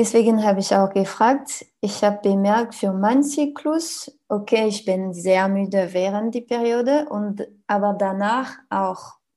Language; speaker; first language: German; non-native, learner; French